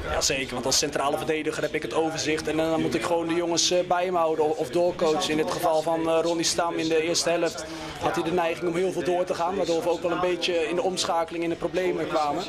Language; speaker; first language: Dutch; native; Dutch